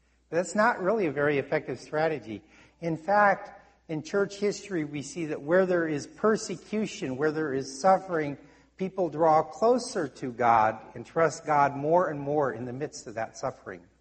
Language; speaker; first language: English; native; English